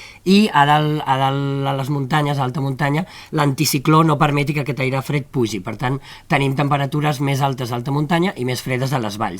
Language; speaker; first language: Catalan; native; Catalan